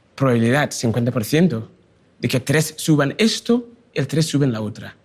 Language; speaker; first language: Spanish; non-native, fluent; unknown